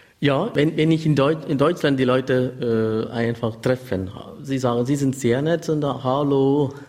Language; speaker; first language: German; non-native, learner; Tamil